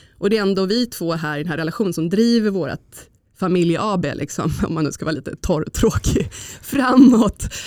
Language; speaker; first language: Swedish; native; Swedish